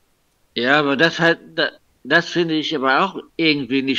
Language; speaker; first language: German; non-native, local second language; Luxembourgish